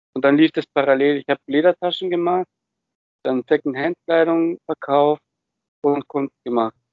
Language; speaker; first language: German; early bilingual, other home language; Bulgarian